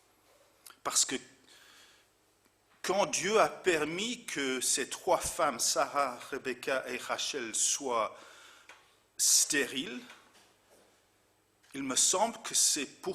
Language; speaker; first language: French; non-native, fluent; English